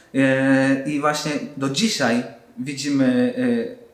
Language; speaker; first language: Polish; native; Polish